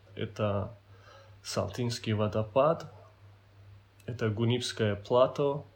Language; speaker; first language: Russian; non-native, local second language; Avaric